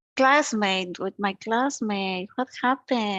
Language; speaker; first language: English; non-native, learner; Spanish